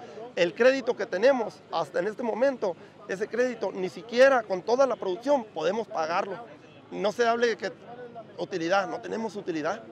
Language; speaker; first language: Spanish; native; Spanish